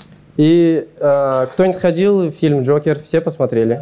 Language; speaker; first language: Russian; native; Russian